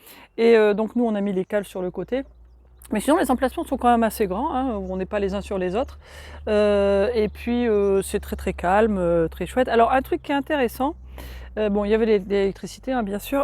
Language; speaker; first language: French; native; French